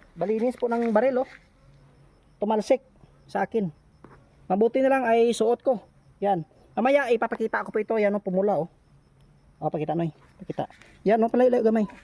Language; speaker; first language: Filipino; non-native, local second language; Cebuano